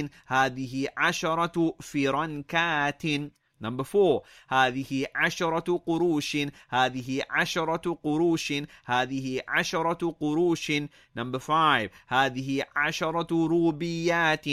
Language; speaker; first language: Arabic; non-native, fluent; English